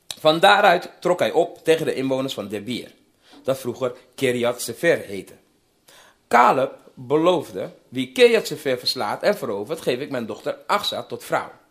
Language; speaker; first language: Dutch; non-native, fluent; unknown